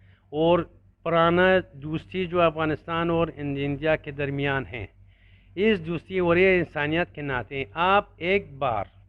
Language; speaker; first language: Hindi; non-native, learner; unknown